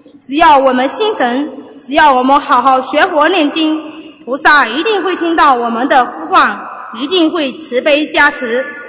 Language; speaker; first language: Chinese; native; Chinese